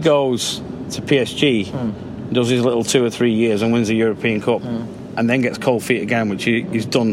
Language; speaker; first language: English; native; English